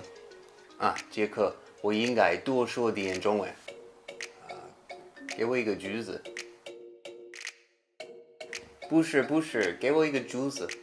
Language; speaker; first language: Chinese; non-native, learner; English